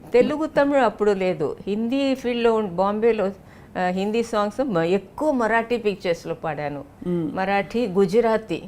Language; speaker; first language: Telugu; non-native, local second language; Tamil